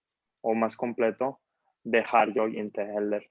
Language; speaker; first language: Swedish; non-native, fluent; Spanish